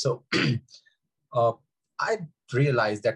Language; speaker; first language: English; non-native, local second language; Hindi